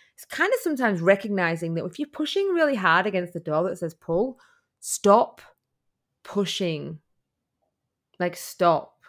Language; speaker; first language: English; native; English